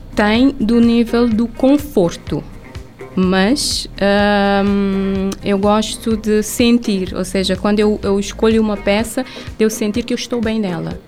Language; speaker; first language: Portuguese; non-native, local second language; Kabuverdianu